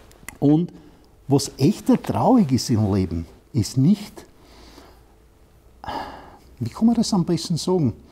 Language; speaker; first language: German; non-native, fluent; English